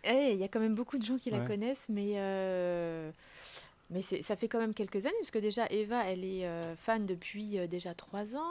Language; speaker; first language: French; native; French